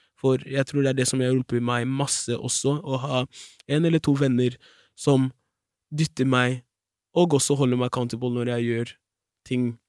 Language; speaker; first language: Norwegian; early bilingual, other home language; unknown